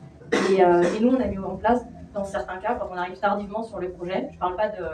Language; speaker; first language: French; native; French